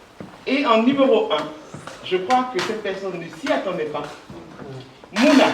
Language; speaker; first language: French; native; French